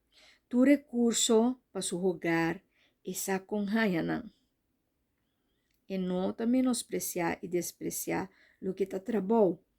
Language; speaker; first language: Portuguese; non-native, learner; Papiamento